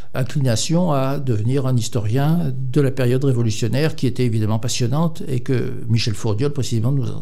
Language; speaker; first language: French; native; French